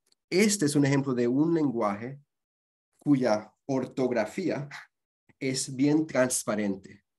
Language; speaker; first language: Spanish; early bilingual, heritage; Spanish